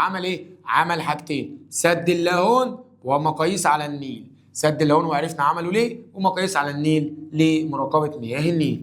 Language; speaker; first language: Arabic; native; Arabic